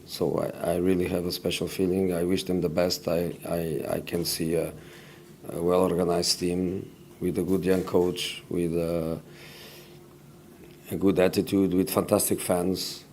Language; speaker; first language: English; non-native, fluent; Portuguese